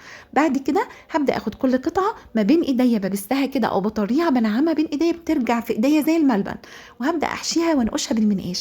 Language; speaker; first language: Arabic; native; Arabic